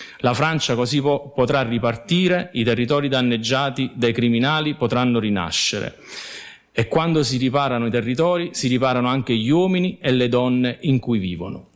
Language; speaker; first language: Italian; native; Italian